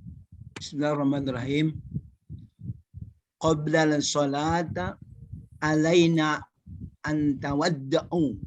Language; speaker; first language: Arabic; non-native, learner; Indonesian